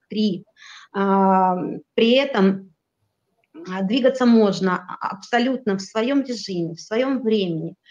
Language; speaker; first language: Russian; native; Russian